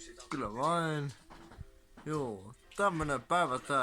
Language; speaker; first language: Finnish; non-native, learner; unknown